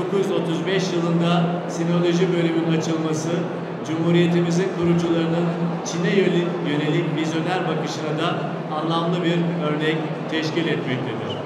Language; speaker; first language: Turkish; native; Turkish